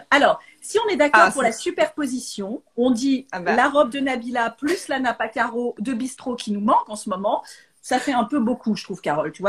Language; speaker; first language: French; native; French